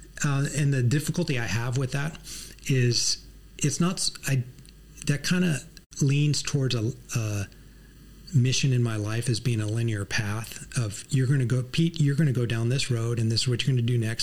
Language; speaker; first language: English; native; English